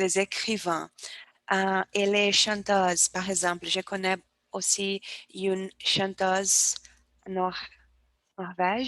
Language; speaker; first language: French; non-native, learner; Portuguese